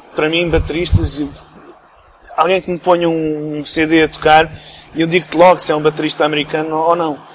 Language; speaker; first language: Portuguese; early bilingual, other home language; English